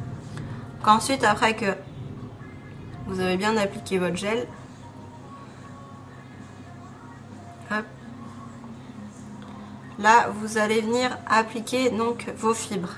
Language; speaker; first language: French; native; French